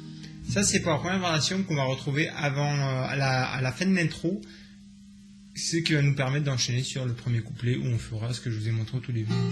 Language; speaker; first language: French; native; French